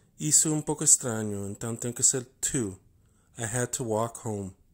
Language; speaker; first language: Portuguese; non-native, learner; English